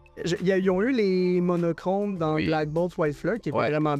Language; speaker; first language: French; native; French